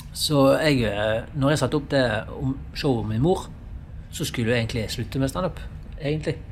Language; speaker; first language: Norwegian; native; Norwegian